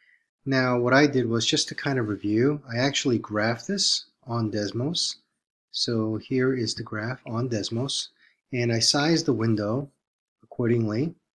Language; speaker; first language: English; native; English